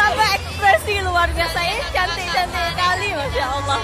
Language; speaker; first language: Indonesian; native; Indonesian